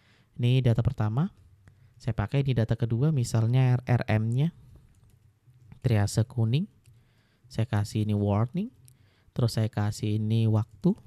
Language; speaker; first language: Indonesian; native; Indonesian